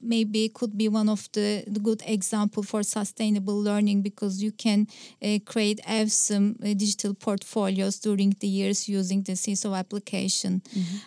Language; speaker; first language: English; non-native, fluent; Turkish